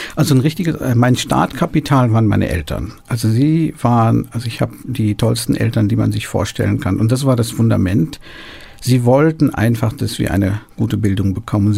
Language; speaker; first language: German; early bilingual, other home language; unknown